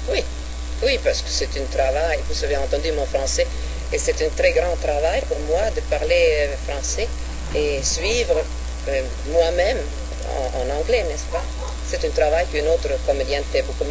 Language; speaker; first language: French; non-native, fluent; Swedish